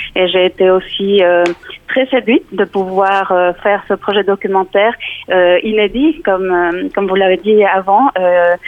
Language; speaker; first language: French; non-native, fluent; Spanish